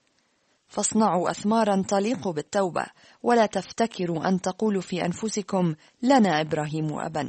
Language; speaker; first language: Arabic; native; Arabic